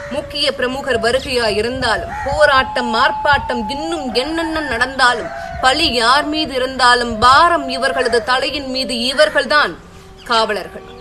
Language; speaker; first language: Tamil; non-native, local second language; Telugu